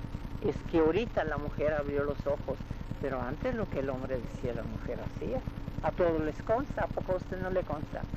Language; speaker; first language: Spanish; early bilingual, other home language; Russian